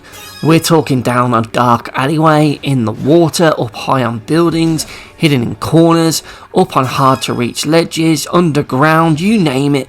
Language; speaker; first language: English; native; English